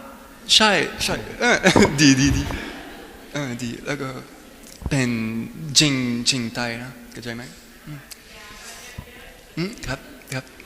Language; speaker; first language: Thai; non-native, learner; English